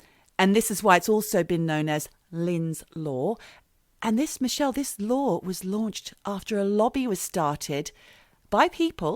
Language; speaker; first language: English; native; English